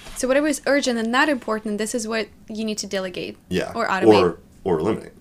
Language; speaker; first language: English; non-native, fluent; Russian